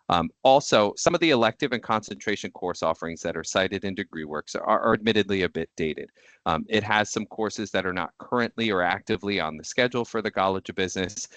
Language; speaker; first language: English; native; English